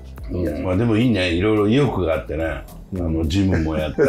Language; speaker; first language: Japanese; native; Japanese